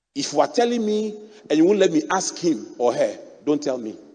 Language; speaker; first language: English; non-native, local second language; Akan